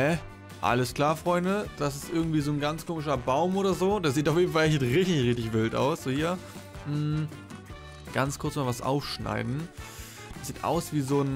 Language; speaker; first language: German; native; German